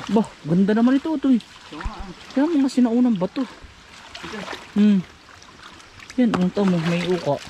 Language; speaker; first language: Filipino; native; Filipino